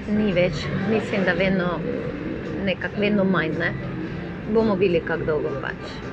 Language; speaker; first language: Slovenian; non-native, fluent; Spanish